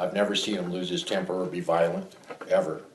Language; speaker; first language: English; native; English